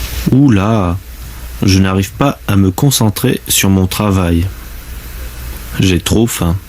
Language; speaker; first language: French; native; French